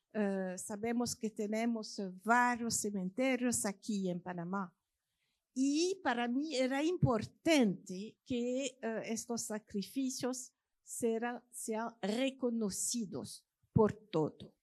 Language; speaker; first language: Spanish; non-native, fluent; French